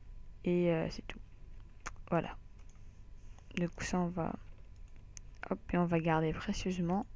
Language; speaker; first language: French; native; French